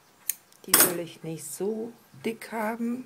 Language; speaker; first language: German; non-native, fluent; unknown